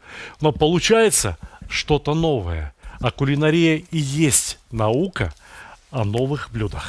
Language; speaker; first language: Russian; native; Russian